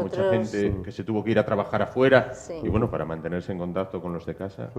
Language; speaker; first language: Spanish; native; Spanish